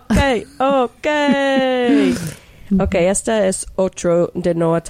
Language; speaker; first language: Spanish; non-native, learner; English